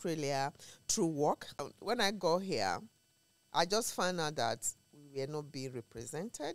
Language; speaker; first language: English; non-native, local second language; Esan